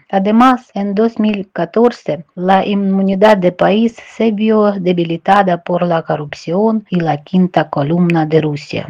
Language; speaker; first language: Spanish; non-native, fluent; Ukrainian